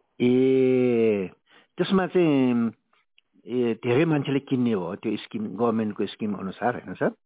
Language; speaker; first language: Nepali; native; Nepali